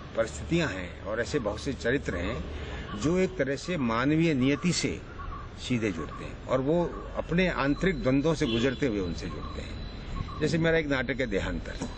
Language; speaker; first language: Hindi; native; Hindi